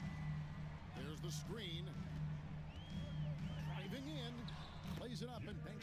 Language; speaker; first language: English; native; English